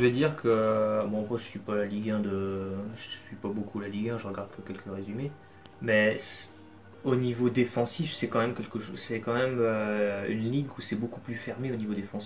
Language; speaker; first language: French; native; French